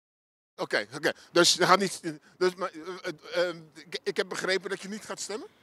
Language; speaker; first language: Dutch; native; Dutch